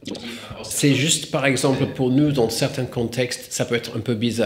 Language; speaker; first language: French; non-native, fluent; English